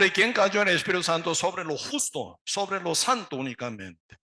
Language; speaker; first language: Spanish; non-native, learner; Korean